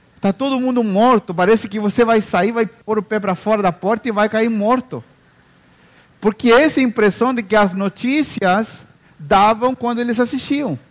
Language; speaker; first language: Portuguese; non-native, fluent; Spanish